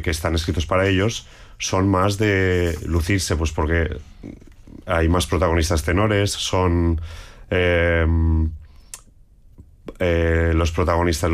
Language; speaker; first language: Spanish; non-native, local second language; Catalan